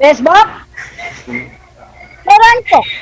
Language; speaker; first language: Filipino; non-native, local second language; Cebuano